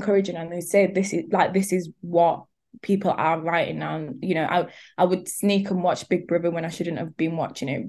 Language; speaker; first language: English; native; English